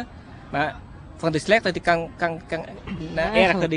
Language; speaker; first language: Dutch; non-native, learner; Vietnamese